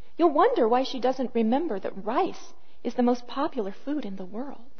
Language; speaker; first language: English; native; English